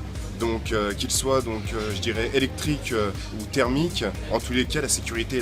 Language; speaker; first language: French; native; French